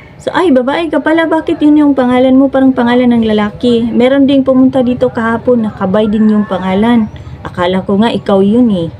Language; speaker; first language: Filipino; non-native, local second language; Cebuano